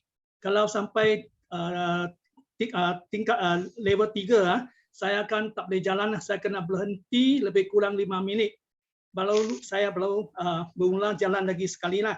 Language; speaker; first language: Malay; non-native, local second language; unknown